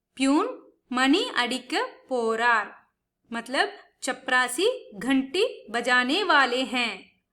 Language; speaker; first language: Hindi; non-native, local second language; Tamil